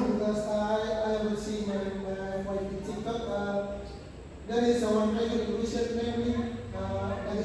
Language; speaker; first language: English; non-native, learner; Indonesian